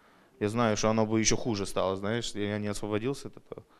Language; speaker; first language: Russian; early bilingual, heritage; Russian